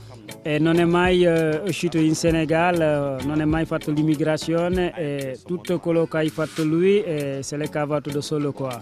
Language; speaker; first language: Italian; non-native, learner; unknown